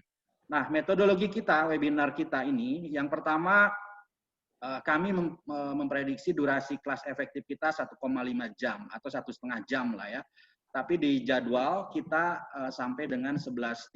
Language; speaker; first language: Indonesian; native; Indonesian